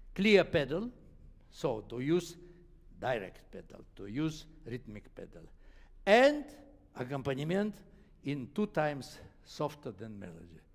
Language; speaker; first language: English; non-native, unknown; Russian